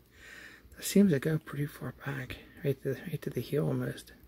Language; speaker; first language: English; native; English